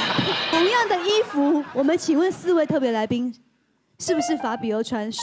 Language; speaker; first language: Chinese; native; Chinese